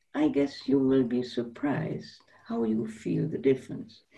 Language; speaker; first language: English; non-native, fluent; German